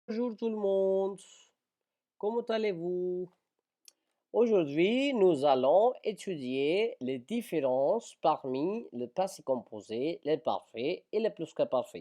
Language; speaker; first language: French; non-native, fluent; Hindi